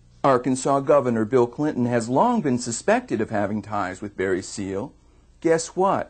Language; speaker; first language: English; native; English